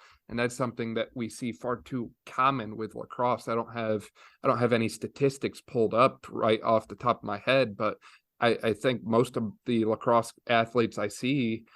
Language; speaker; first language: English; native; English